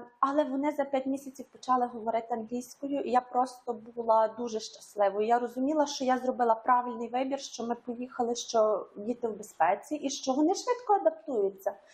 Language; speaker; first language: Ukrainian; native; Ukrainian